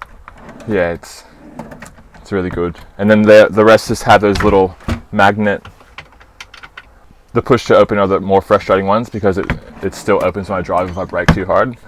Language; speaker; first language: English; early bilingual, other home language; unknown